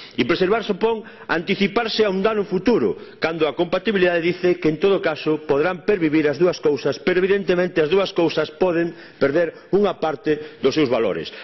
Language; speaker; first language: Galician; native; Galician